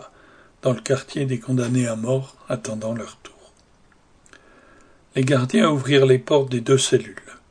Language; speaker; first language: French; native; French